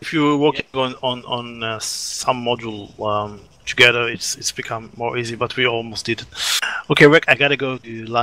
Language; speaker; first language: English; non-native, fluent; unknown